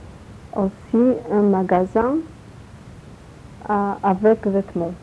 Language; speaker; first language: French; non-native, learner; Polish